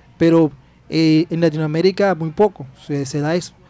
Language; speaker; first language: Spanish; native; Spanish